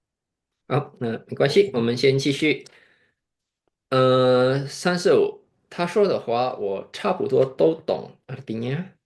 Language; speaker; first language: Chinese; non-native, fluent; Indonesian